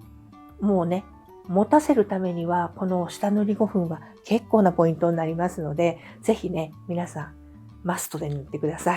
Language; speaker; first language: Japanese; native; Japanese